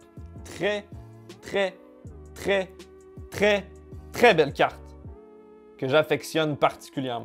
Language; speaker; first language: French; native; French